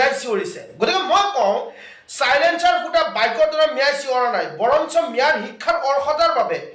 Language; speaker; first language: Assamese; non-native, local second language; Bangla